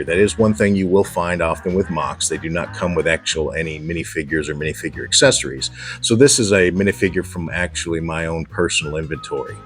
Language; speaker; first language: English; native; English